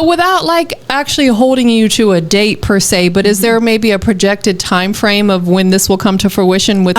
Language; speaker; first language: English; native; English